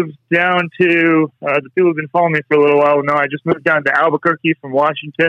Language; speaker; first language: English; native; English